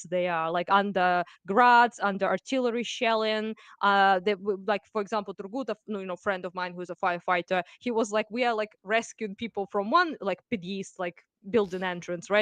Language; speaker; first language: English; non-native, fluent; Ukrainian